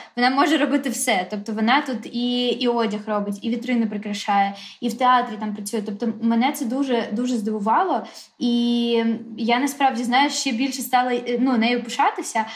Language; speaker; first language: Ukrainian; native; Ukrainian